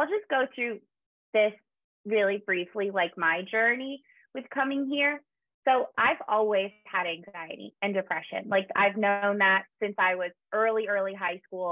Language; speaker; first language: English; native; English